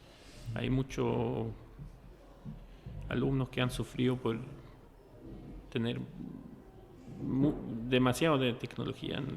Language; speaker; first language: Spanish; non-native, fluent; Norwegian